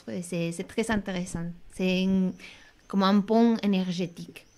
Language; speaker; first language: French; non-native, fluent; Spanish